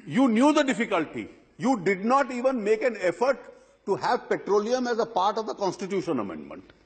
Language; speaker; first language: Hindi; native; Hindi